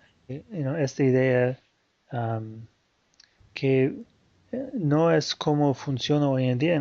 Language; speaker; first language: Spanish; non-native, fluent; Portuguese